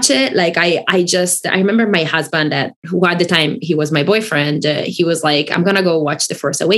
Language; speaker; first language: English; non-native, fluent; Italian